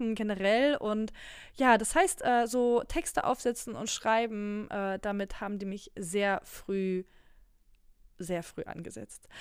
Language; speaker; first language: German; non-native, local second language; Polish